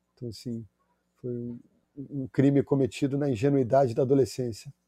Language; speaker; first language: Portuguese; native; Portuguese